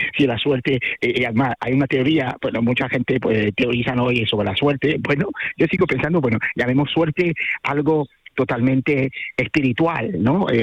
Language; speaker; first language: Spanish; non-native, fluent; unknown